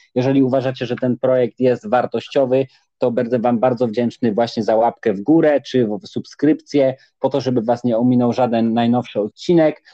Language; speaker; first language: Polish; native; Polish